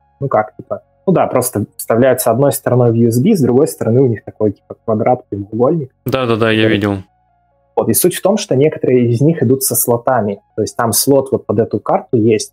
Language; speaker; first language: Russian; native; Russian